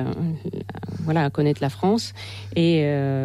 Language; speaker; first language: French; non-native, fluent; Russian